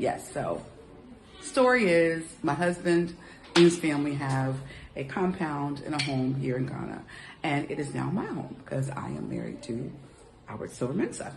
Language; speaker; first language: English; native; English